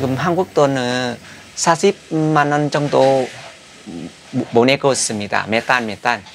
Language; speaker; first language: Korean; non-native, learner; Vietnamese